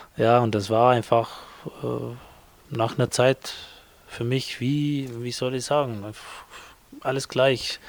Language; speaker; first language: German; non-native, fluent; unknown